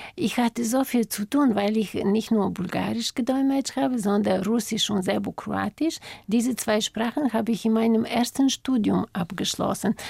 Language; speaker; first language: German; non-native, fluent; Bulgarian